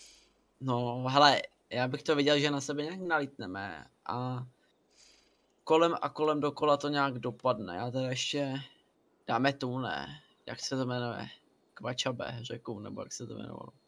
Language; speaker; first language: Czech; native; Czech